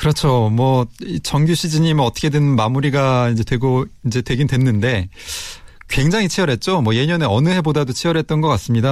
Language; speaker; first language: Korean; native; Korean